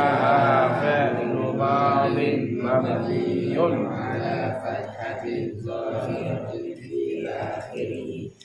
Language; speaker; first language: Arabic; non-native, fluent; Indonesian